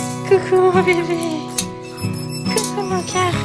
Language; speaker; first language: French; native; French